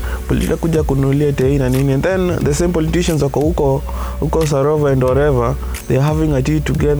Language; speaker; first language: English; non-native, local second language; Kikuyu